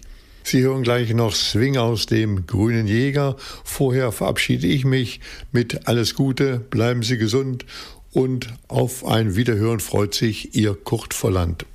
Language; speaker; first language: German; native; German